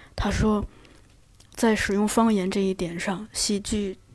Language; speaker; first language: Chinese; native; Chinese